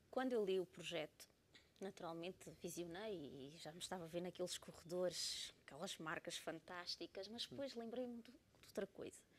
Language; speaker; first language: Portuguese; native; Portuguese